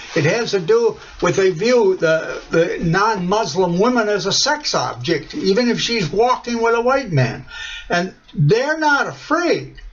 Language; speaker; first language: English; native; English